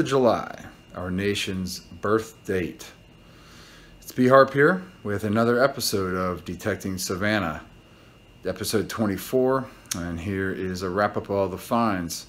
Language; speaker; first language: English; native; English